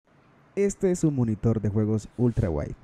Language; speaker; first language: Spanish; native; Spanish